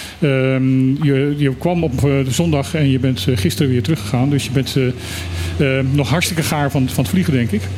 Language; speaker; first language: Dutch; non-native, local second language; Papiamento